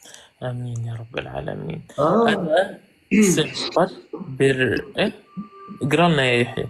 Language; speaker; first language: Indonesian; non-native, fluent; Arabic